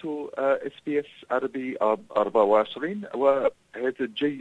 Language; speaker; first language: Arabic; non-native, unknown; English